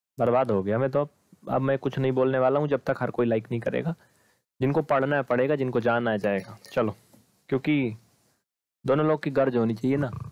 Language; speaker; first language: Hindi; native; Hindi